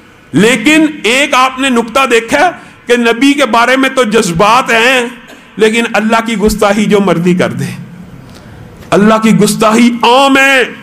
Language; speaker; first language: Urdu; non-native, local second language; Punjabi